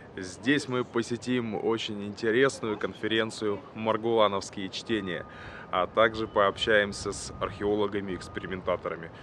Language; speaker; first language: Russian; native; Russian